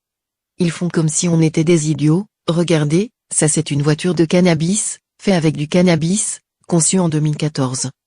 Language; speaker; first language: French; native; French